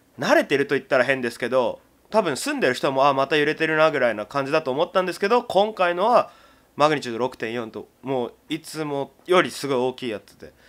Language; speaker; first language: Japanese; native; Japanese